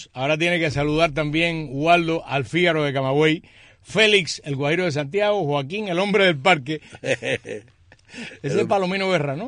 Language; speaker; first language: Spanish; native; Spanish